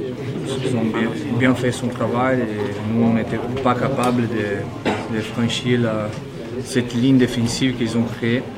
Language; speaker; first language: French; non-native, fluent; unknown